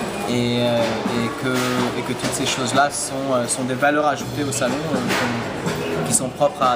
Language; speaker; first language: French; native; French